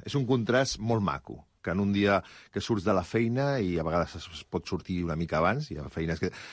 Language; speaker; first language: Catalan; native; Catalan